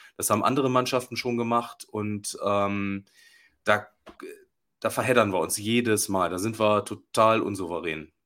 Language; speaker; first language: German; native; German